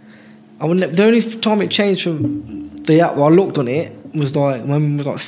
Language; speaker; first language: English; native; English